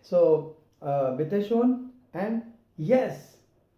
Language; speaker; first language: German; non-native, fluent; Hindi